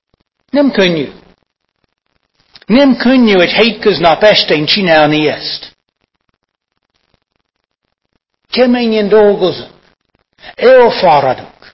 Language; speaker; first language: Hungarian; non-native, fluent; English